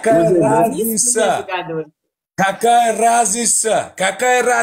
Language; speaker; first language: Russian; non-native, learner; Uzbek